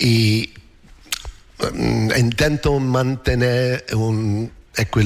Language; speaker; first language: Spanish; non-native, learner; English